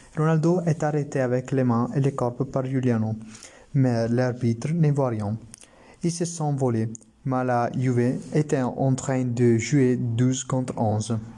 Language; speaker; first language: French; non-native, learner; Italian